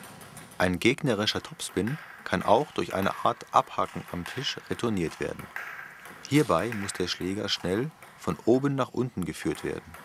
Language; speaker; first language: German; native; German